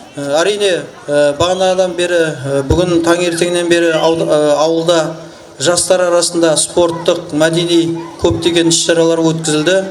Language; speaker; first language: Kazakh; native; Kazakh